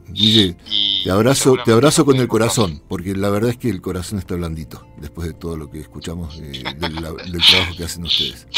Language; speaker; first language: Spanish; native; Spanish